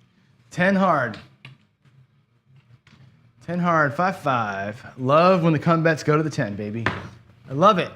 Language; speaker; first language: English; native; English